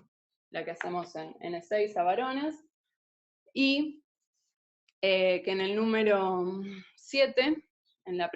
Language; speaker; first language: Spanish; native; Spanish